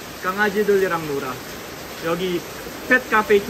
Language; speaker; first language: Korean; non-native, fluent; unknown